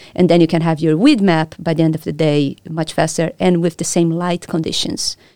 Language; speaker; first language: English; non-native, fluent; Portuguese